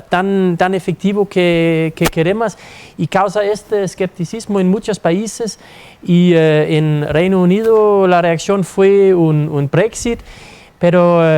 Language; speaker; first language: Spanish; non-native, fluent; Danish